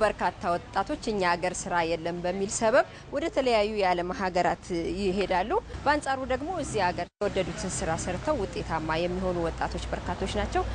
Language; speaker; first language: Amharic; native; Amharic